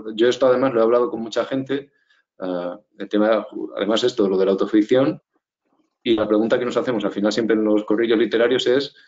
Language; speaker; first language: Spanish; native; Spanish